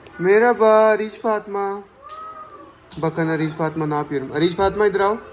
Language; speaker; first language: Turkish; non-native, learner; Urdu